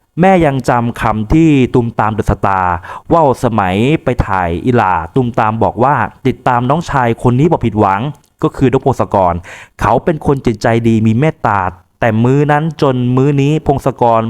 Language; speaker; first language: Thai; native; Thai